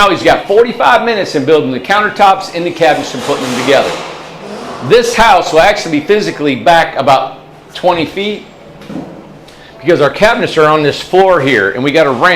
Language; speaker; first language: English; native; English